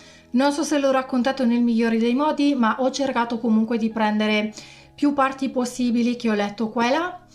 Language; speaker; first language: Italian; native; Italian